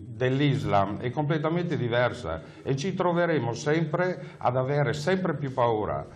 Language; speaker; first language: Italian; native; Italian